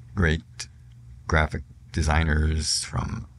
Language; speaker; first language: English; native; English